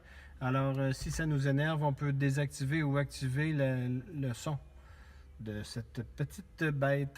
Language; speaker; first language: French; native; French